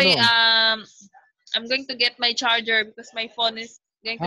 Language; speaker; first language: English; non-native, local second language; Filipino